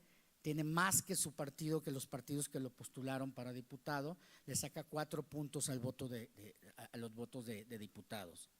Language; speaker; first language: Spanish; native; Spanish